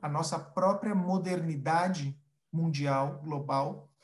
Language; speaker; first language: Portuguese; early bilingual, other home language; Spanish